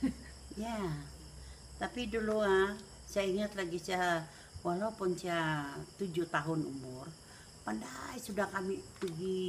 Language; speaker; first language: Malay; non-native, local second language; Central Dusun